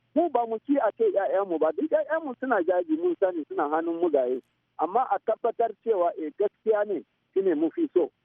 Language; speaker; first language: Hausa; non-native, local second language; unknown